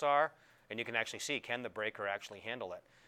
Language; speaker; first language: English; native; English